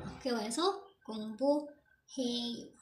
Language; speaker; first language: Korean; non-native, fluent; Filipino